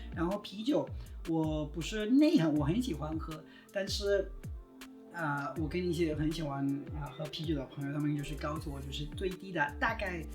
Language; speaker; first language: Chinese; non-native, fluent; Spanish